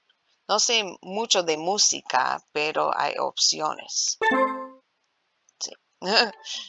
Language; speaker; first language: Spanish; non-native, learner; English